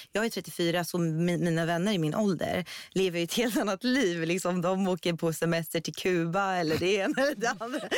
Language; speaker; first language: Swedish; early bilingual, other home language; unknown